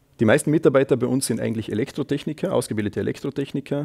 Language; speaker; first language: German; native; German